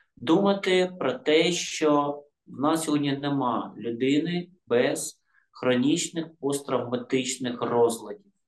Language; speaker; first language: Ukrainian; non-native, local second language; Russian